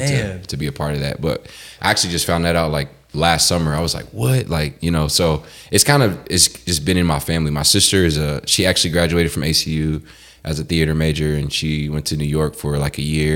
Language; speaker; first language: English; native; English